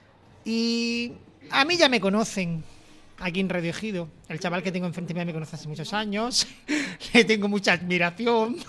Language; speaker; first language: Spanish; native; Spanish